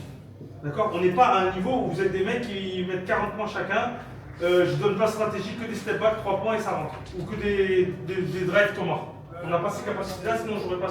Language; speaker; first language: French; native; French